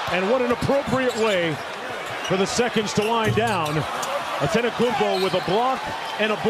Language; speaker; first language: English; native; English